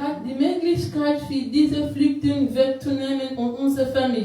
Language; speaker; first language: German; non-native, learner; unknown